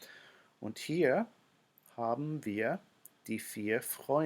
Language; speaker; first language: German; non-native, fluent; English